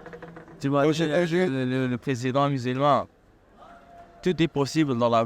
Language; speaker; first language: French; non-native, local second language; Arabic